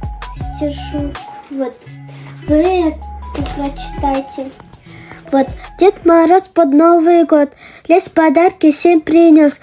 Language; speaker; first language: Russian; non-native, local second language; Kyrgyz